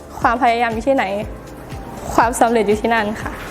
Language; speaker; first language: Thai; native; Thai